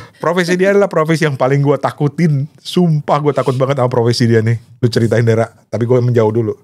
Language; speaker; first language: Indonesian; native; Indonesian